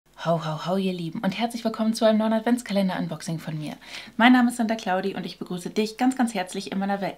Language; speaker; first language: German; native; German